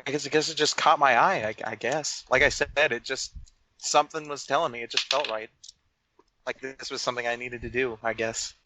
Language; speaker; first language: English; native; English